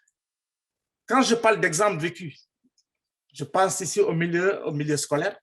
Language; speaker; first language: French; non-native, local second language; Fula